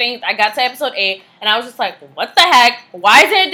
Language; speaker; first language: English; non-native, fluent; Haitian Creole